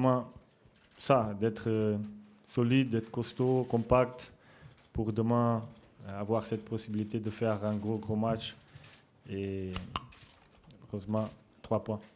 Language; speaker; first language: French; non-native, fluent; Portuguese